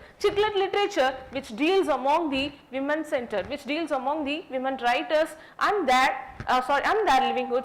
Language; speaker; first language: English; non-native, local second language; Tamil